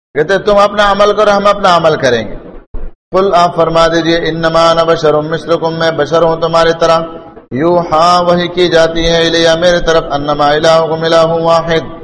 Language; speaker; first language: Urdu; non-native, local second language; Pashto